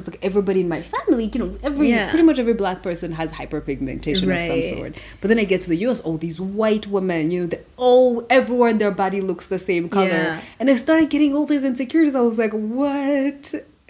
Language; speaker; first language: English; non-native, local second language; Kinyarwanda